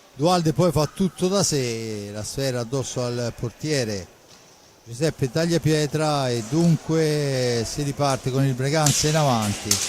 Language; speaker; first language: Italian; native; Italian